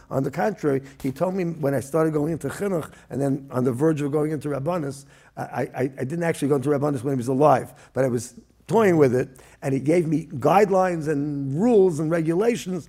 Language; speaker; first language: English; early bilingual, other home language; Yiddish